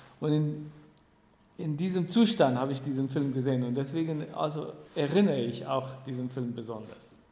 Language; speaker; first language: German; non-native, fluent; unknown